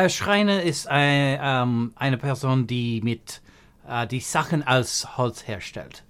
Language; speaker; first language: German; non-native, fluent; English